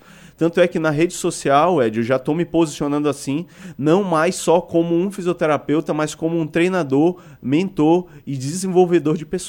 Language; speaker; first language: Portuguese; native; Portuguese